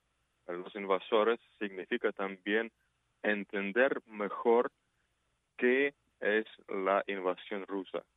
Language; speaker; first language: Spanish; non-native, fluent; Ukrainian